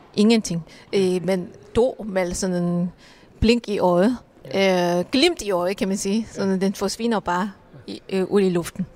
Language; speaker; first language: Danish; non-native, fluent; Korean